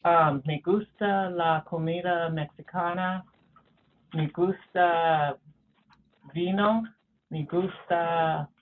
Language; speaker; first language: Spanish; non-native, learner; English